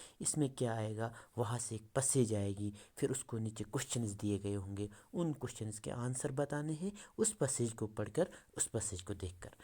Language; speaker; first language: Urdu; non-native, local second language; Kashmiri